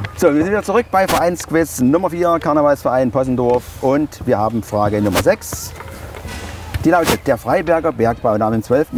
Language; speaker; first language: German; native; German